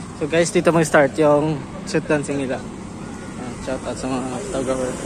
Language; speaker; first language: Filipino; non-native, local second language; Hiligaynon